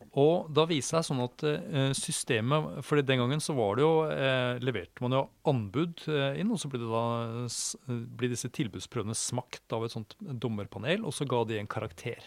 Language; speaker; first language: Norwegian; native; Norwegian